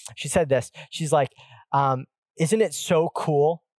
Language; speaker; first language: English; native; English